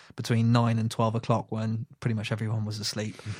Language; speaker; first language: English; early bilingual, other home language; Morisyen